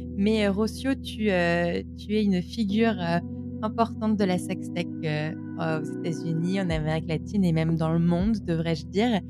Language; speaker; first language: French; native; French